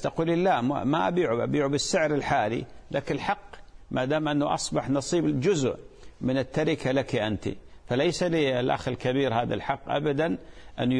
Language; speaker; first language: Arabic; native; Arabic